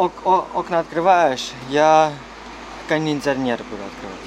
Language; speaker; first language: Russian; early bilingual, heritage; Russian